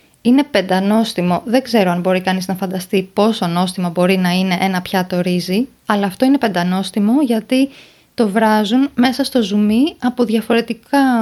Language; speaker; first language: Greek; native; Greek